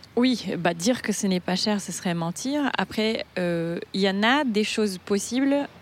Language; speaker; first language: French; non-native, fluent; Portuguese